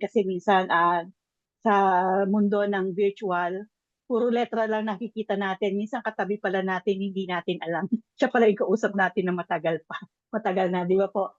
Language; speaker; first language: Filipino; native; Filipino